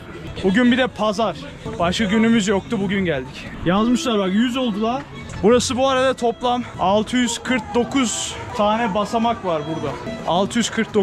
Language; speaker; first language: Turkish; native; Turkish